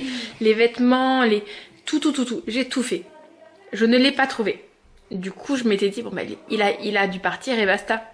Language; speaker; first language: French; native; French